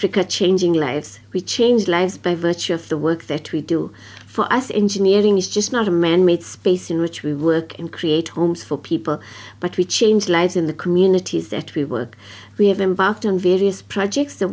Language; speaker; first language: English; native; English